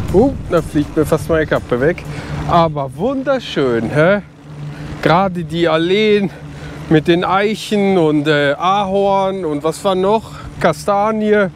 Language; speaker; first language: German; native; German